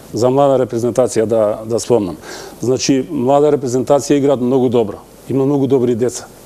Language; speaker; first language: Macedonian; non-native, local second language; Albanian